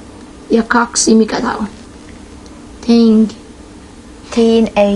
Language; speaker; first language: Finnish; non-native, learner; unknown